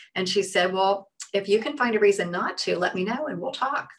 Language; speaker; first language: English; native; English